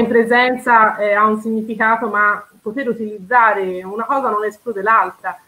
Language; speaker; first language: Italian; native; Italian